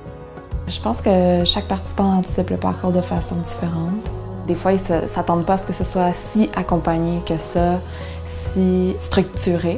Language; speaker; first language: French; native; French